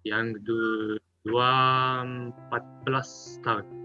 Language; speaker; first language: Indonesian; non-native, learner; French